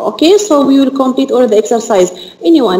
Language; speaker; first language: English; non-native, learner; Arabic